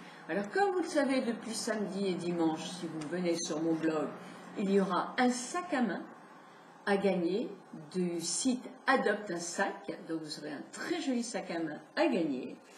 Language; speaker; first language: French; native; French